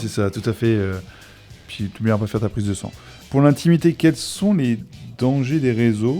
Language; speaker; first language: French; native; French